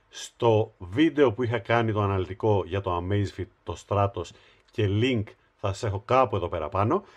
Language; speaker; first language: Greek; native; Greek